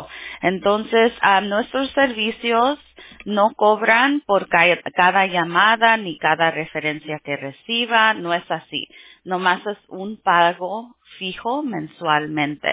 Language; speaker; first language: Spanish; early bilingual, heritage; Spanish